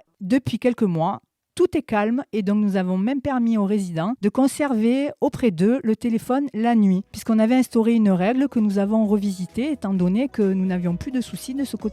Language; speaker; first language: French; native; French